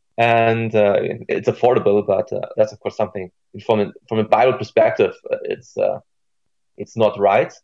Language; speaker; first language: English; non-native, fluent; German